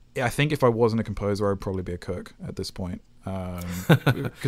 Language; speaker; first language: English; native; English